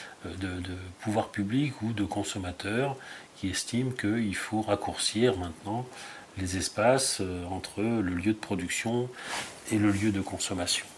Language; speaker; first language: French; native; French